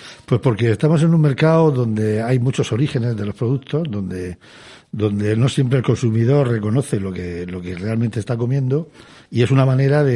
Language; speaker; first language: Spanish; native; Spanish